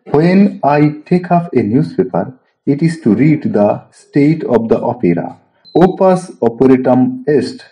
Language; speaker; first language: English; non-native, local second language; Bangla